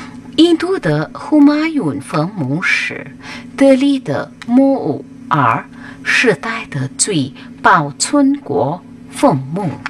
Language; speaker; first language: Chinese; non-native, fluent; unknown